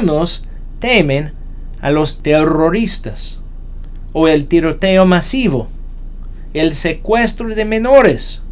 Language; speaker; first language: Spanish; non-native, fluent; English